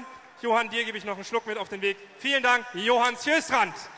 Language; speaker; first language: German; native; German